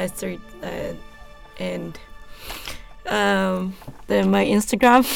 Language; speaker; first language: English; non-native, learner; Japanese